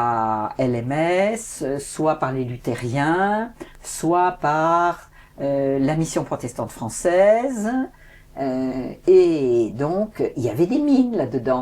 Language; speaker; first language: French; native; French